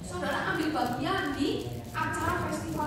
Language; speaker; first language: Indonesian; native; Indonesian